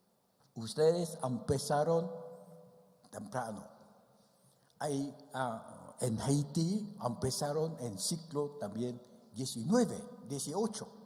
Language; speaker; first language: Spanish; non-native, fluent; Vietnamese